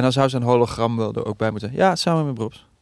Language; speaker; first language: Dutch; native; Dutch